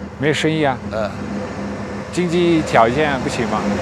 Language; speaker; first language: Chinese; non-native, fluent; Dutch